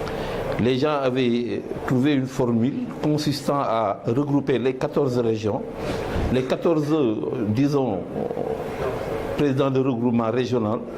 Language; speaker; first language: French; non-native, local second language; Wolof